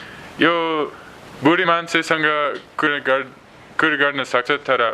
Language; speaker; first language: Nepali; non-native, learner; English